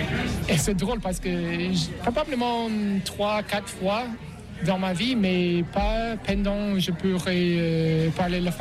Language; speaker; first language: French; non-native, learner; English